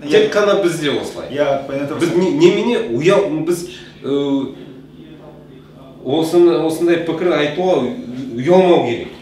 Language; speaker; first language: Kazakh; non-native, local second language; Russian